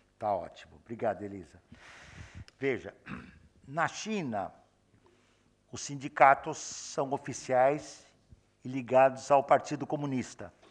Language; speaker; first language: Portuguese; native; Portuguese